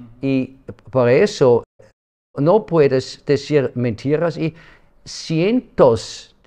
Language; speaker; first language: Spanish; non-native, learner; German